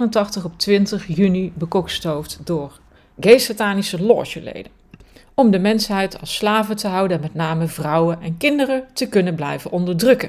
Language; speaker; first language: Dutch; native; Dutch